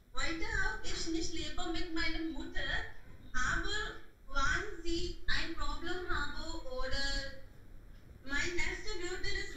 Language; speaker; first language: German; non-native, learner; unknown